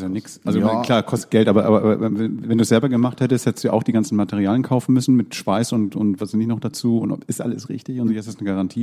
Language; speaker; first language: German; native; German